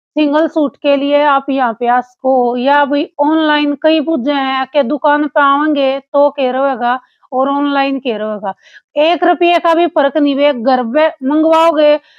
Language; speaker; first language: Hindi; native; Hindi